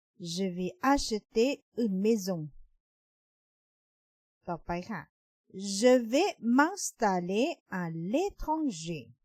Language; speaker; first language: French; non-native, fluent; Thai